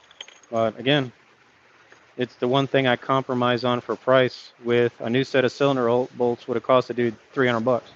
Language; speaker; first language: English; native; English